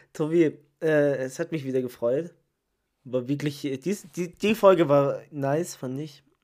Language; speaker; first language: German; early bilingual, other home language; Italian